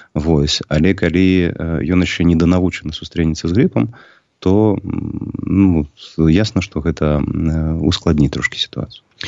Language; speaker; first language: Belarusian; native; Belarusian